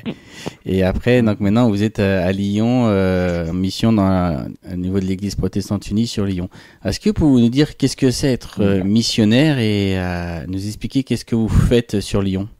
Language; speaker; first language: French; native; French